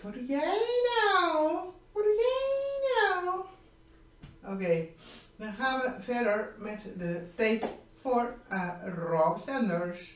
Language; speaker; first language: Dutch; native; Dutch